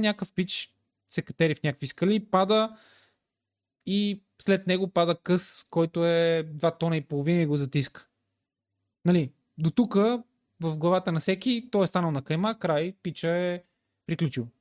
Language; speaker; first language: Bulgarian; native; Bulgarian